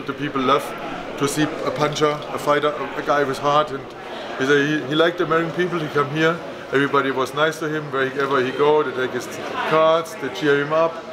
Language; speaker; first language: English; non-native, fluent; German